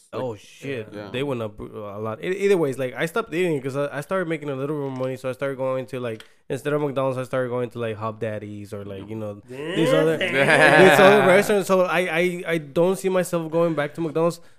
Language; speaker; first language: English; early bilingual, other home language; Spanish